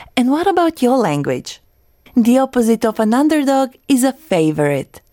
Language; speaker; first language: English; non-native, fluent; Croatian